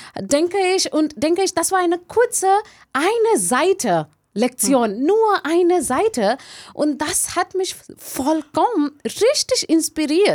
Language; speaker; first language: German; non-native, learner; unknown